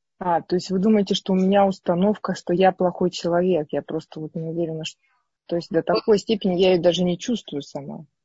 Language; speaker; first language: Russian; native; Russian